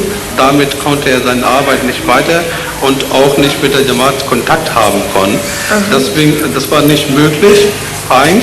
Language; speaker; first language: German; non-native, learner; Urdu